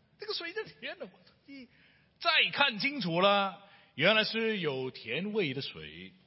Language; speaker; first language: Chinese; non-native, local second language; Cantonese